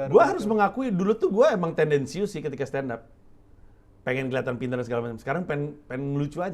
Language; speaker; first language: Indonesian; native; Indonesian